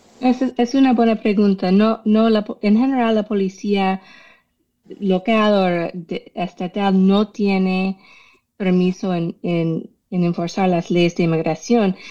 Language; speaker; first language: Spanish; non-native, fluent; English